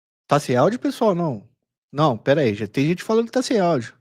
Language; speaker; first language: Portuguese; native; Portuguese